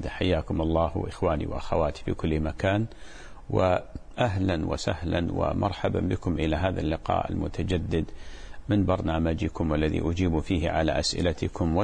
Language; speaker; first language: Arabic; native; Arabic